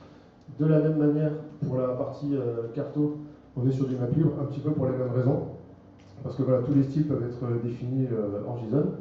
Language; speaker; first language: French; native; French